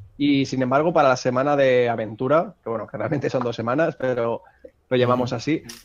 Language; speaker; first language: Spanish; native; Spanish